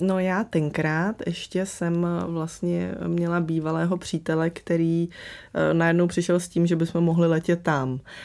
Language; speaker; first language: Czech; early bilingual, other home language; Slovak